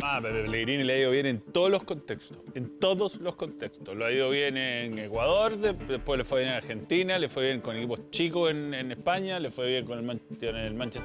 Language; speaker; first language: Spanish; native; Spanish